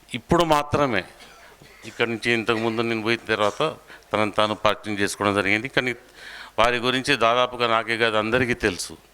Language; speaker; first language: Telugu; non-native, local second language; Urdu